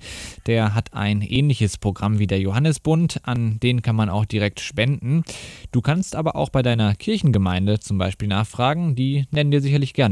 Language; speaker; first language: German; native; German